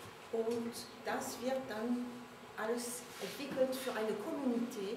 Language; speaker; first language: German; non-native, learner; French